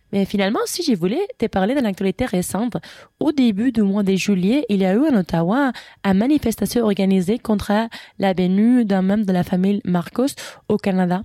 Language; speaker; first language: French; non-native, fluent; Spanish